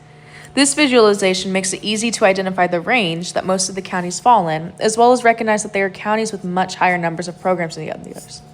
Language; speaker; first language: English; native; English